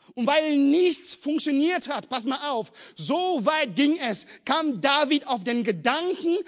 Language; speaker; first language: German; non-native, fluent; French